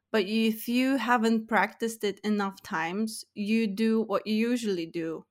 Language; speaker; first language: English; non-native, fluent; Lithuanian